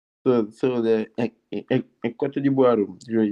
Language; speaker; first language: Japanese; non-native, learner; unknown